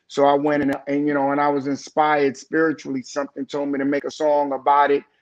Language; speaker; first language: English; native; English